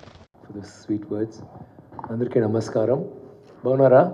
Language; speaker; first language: Telugu; non-native, learner; Tamil